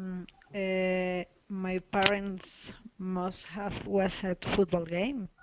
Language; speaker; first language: English; non-native, learner; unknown